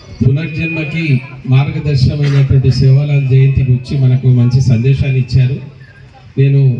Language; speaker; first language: Telugu; non-native, local second language; Lambadi